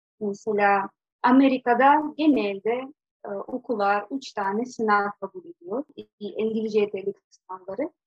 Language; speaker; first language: Turkish; non-native, fluent; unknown